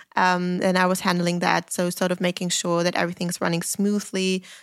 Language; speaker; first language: English; non-native, fluent; German